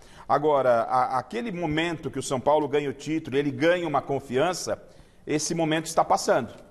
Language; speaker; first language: Portuguese; native; Portuguese